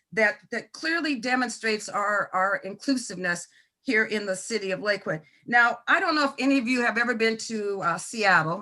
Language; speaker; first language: English; native; English